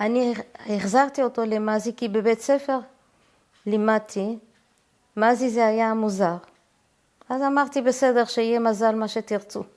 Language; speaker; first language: Hebrew; early bilingual, heritage; Hebrew